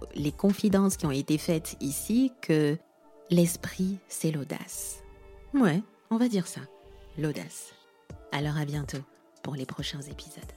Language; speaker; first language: French; non-native, local second language; Lingala